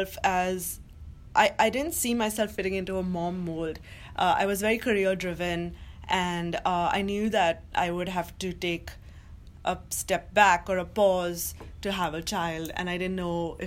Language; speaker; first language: English; non-native, local second language; Hindi